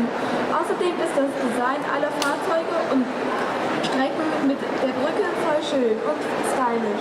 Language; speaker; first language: German; native; German